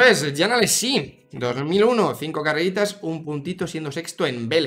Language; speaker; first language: Spanish; native; Spanish